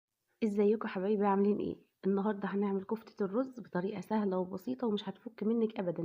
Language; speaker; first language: Arabic; native; Arabic